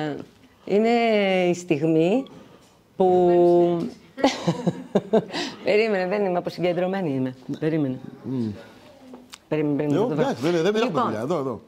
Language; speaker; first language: Greek; native; Greek